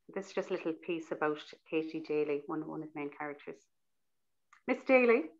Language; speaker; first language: English; native; English